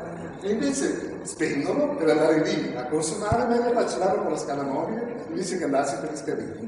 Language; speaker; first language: Italian; native; Italian